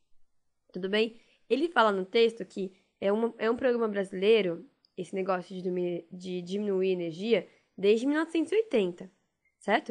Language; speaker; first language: Portuguese; native; Portuguese